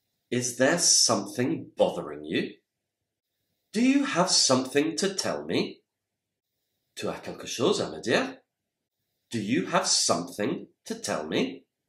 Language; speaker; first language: English; native; English